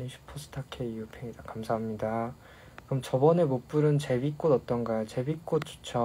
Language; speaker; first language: Korean; native; Korean